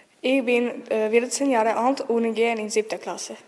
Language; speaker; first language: German; non-native, learner; Serbian